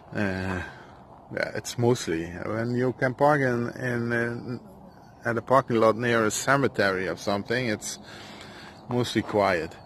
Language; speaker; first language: English; non-native, fluent; Dutch